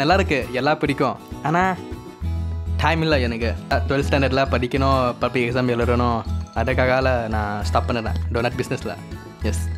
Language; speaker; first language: Tamil; non-native, learner; Thai